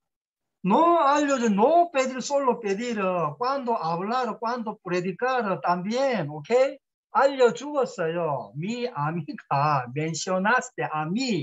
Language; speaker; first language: Spanish; non-native, learner; Korean